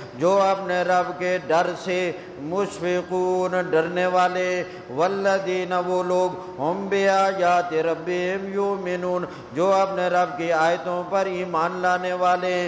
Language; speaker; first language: Urdu; non-native, local second language; Punjabi